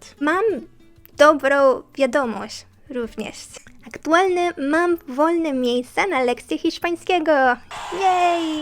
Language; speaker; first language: Polish; non-native, learner; Spanish